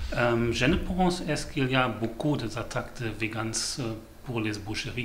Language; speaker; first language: French; non-native, learner; German